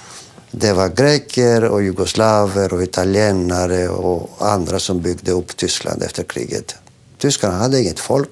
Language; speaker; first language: Swedish; non-native, fluent; Greek